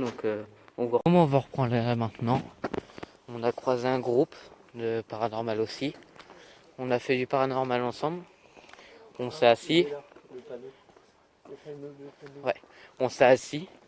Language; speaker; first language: French; native; French